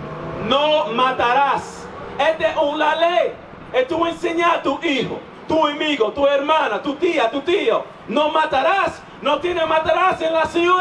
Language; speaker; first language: Spanish; non-native, learner; English